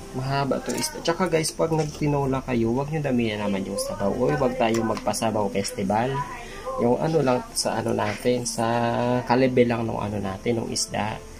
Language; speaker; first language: Filipino; non-native, local second language; Cebuano